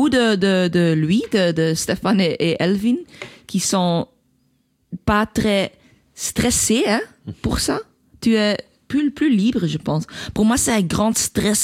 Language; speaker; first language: French; non-native, local second language; Dutch